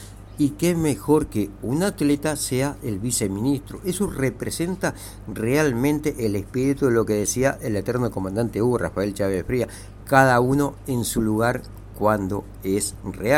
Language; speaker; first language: Spanish; native; Spanish